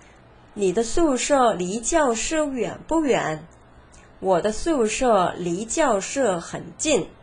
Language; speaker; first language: Chinese; non-native, fluent; Korean